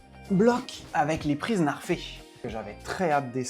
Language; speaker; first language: French; native; French